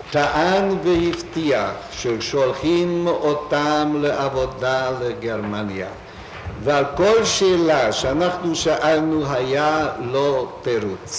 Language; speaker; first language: Hebrew; non-native, fluent; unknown